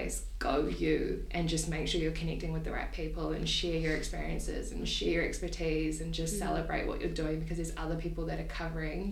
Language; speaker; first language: English; native; English